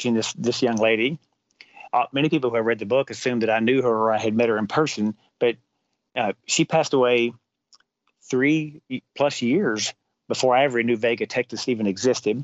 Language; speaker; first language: English; native; English